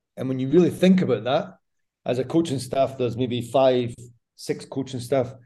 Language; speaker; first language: English; native; English